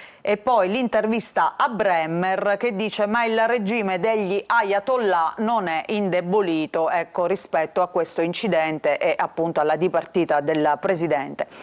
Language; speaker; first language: Italian; native; Italian